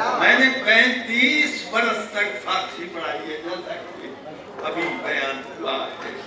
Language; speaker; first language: Urdu; non-native, local second language; Punjabi